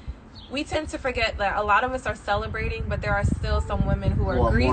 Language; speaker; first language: English; native; English